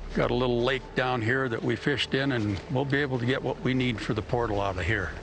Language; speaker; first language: English; native; English